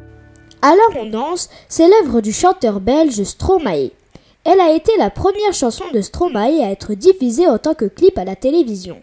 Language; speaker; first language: French; native; French